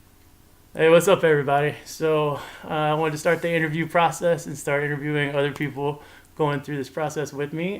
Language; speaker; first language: English; native; English